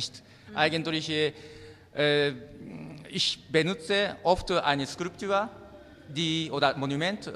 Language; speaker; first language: German; non-native, learner; Japanese